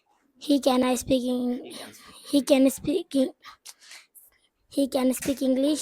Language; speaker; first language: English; non-native, learner; Hindi